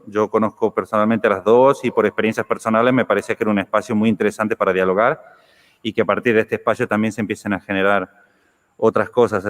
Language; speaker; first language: Spanish; native; Spanish